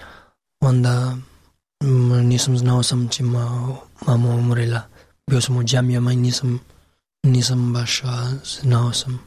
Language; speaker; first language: Serbian; non-native, learner; Pashto